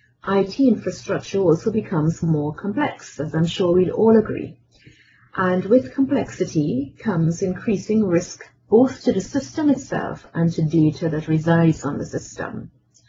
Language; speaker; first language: English; native; English